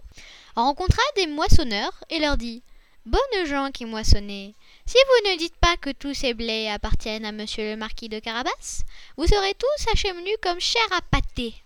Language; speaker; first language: French; native; French